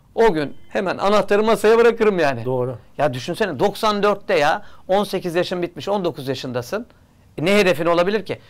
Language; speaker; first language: Turkish; native; Turkish